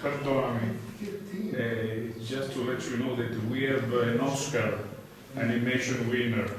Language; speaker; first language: English; non-native, fluent; Italian